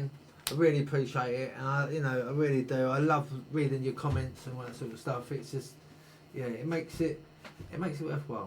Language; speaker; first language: English; native; English